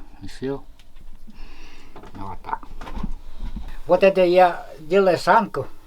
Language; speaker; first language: Russian; non-native, local second language; Yakut